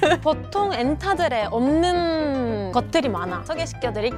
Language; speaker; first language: Korean; non-native, fluent; Japanese